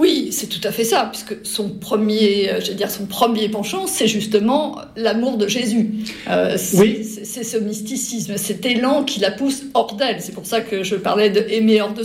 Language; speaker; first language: French; native; French